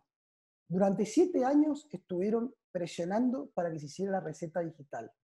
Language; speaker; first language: Spanish; native; Spanish